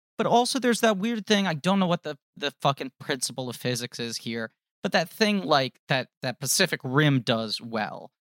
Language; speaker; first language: English; native; English